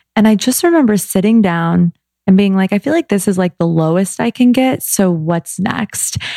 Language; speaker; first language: English; native; English